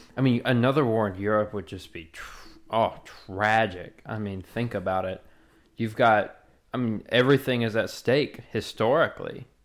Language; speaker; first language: English; native; English